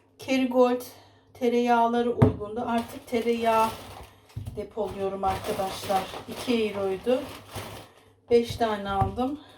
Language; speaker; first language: Turkish; native; Turkish